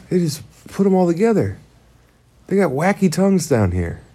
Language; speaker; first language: English; native; English